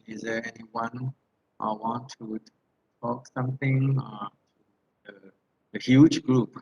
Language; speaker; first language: English; non-native, fluent; Thai